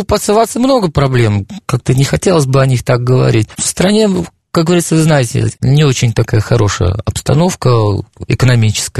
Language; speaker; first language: Russian; native; Russian